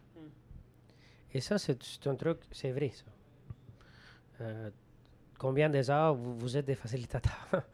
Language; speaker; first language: French; non-native, fluent; Spanish